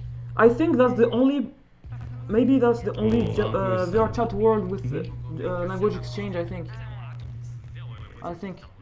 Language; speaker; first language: English; non-native, fluent; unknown